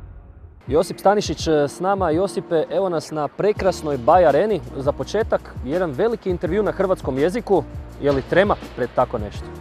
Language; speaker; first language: Croatian; native; Croatian